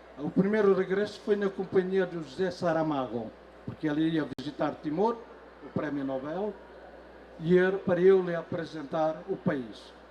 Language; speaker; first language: Portuguese; non-native, local second language; Tetum